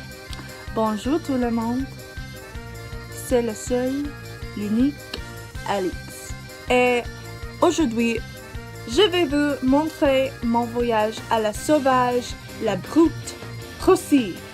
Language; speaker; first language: French; non-native, learner; English